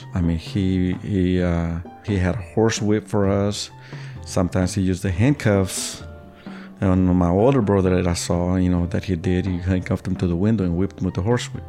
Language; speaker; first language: English; early bilingual, other home language; Spanish